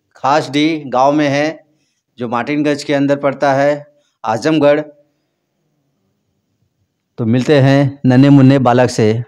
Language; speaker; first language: Hindi; native; Hindi